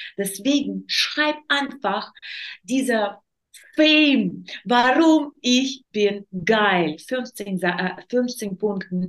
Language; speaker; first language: German; non-native, learner; Russian